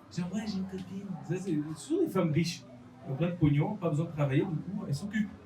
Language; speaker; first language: French; non-native, fluent; Portuguese